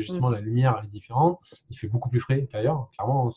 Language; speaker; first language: French; native; French